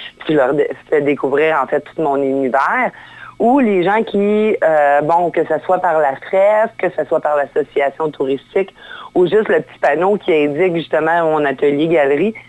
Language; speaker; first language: French; native; French